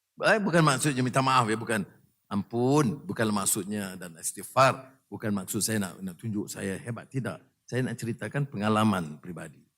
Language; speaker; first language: Malay; native; Malay